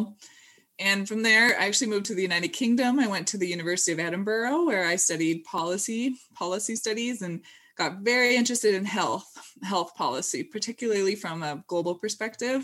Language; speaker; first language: English; native; English